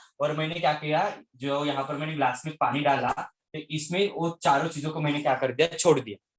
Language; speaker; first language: Hindi; non-native, local second language; Marathi